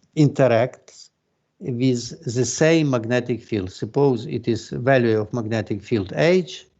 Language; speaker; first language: English; non-native, fluent; Ukrainian